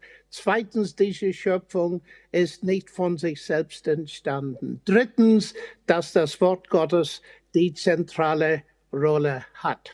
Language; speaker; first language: German; non-native, fluent; English